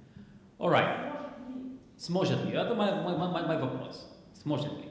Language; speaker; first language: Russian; non-native, fluent; Czech